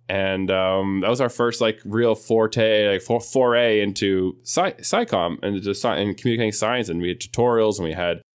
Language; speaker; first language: English; native; English